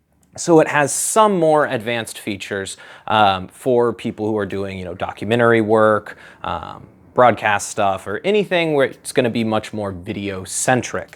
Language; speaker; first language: English; native; English